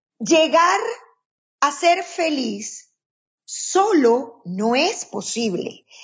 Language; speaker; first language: Spanish; native; Spanish